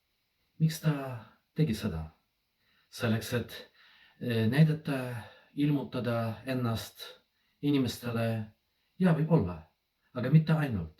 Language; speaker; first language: Estonian; non-native, fluent; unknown